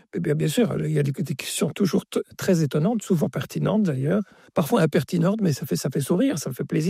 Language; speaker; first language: French; native; French